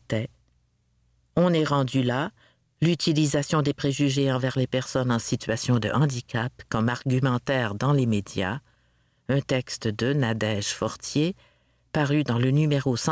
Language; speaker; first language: French; native; French